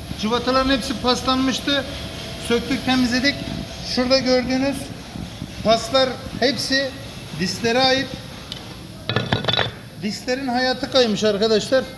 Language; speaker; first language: Turkish; native; Turkish